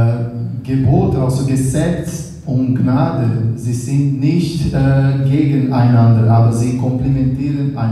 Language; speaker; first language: German; non-native, learner; Portuguese